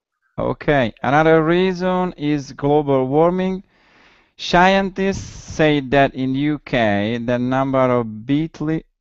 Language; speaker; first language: English; non-native, learner; Italian